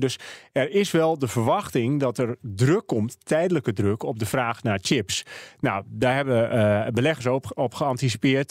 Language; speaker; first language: Dutch; native; Dutch